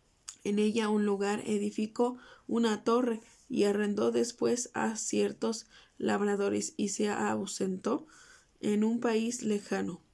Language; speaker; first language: Spanish; native; Spanish